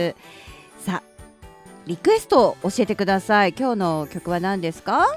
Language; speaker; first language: Japanese; native; Japanese